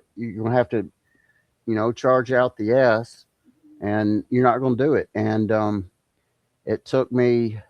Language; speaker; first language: English; native; English